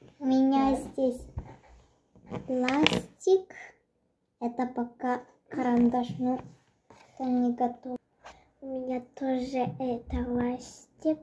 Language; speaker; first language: Russian; early bilingual, heritage; Russian